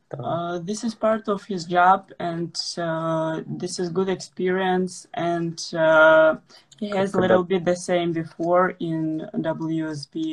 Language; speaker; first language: English; non-native, fluent; Russian